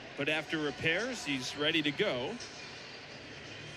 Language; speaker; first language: English; native; English